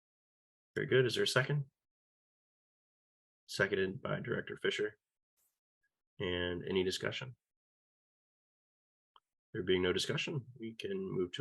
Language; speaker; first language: English; native; English